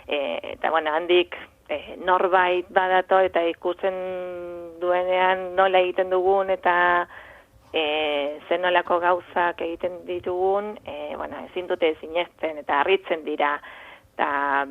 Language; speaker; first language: Basque; non-native, fluent; Spanish